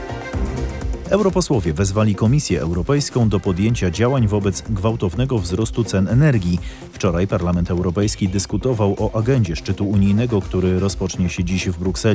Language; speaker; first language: Polish; native; Polish